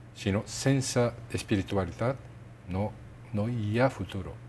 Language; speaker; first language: Catalan; non-native, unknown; Japanese